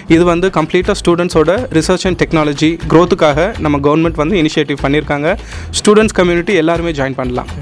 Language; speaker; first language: Tamil; native; Tamil